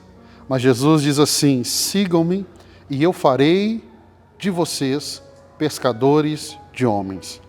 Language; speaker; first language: Portuguese; native; Portuguese